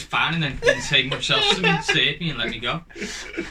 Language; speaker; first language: English; native; English